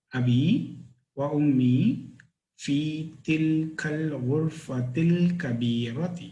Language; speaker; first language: Arabic; non-native, fluent; Tamil